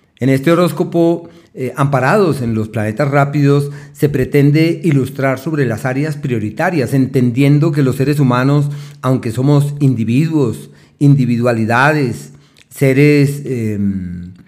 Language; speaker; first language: Spanish; native; Spanish